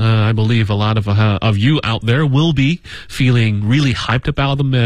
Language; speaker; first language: English; native; English